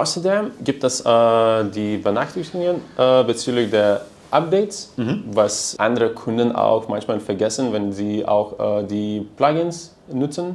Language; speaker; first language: German; non-native, learner; Lithuanian